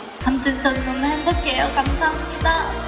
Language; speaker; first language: Korean; non-native, learner; Japanese